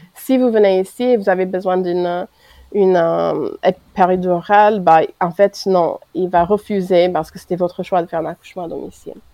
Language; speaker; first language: French; non-native, fluent; English